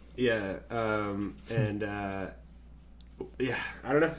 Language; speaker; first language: English; native; English